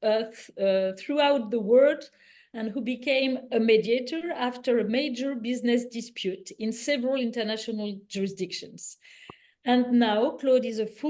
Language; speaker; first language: English; non-native, fluent; French